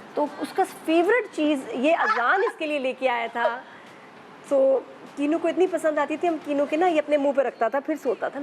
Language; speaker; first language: Urdu; native; Urdu